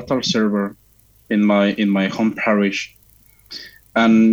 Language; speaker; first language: English; non-native, fluent; Spanish